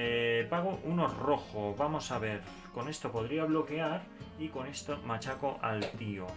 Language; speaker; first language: Spanish; native; Spanish